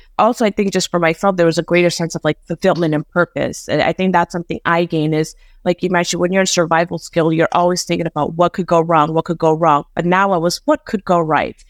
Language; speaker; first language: English; early bilingual, other home language; Persian